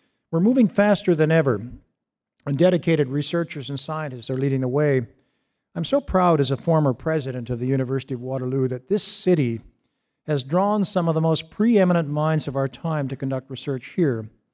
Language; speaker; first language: English; native; English